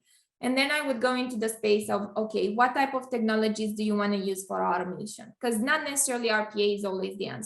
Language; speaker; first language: English; non-native, fluent; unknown